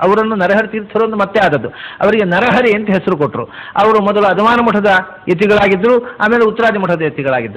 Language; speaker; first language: Kannada; native; Kannada